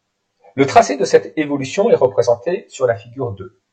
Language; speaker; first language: French; native; French